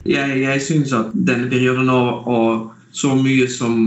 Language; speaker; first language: Norwegian; non-native, fluent; Dutch